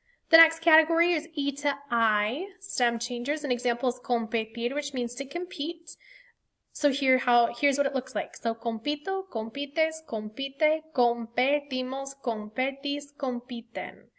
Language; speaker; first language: English; native; English